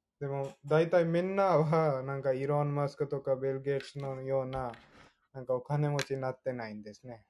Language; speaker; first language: Japanese; non-native, fluent; Hindi